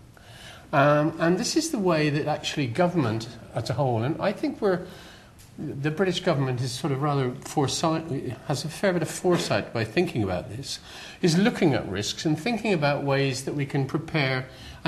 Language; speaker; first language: English; native; English